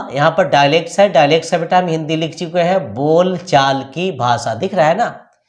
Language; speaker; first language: Hindi; native; Hindi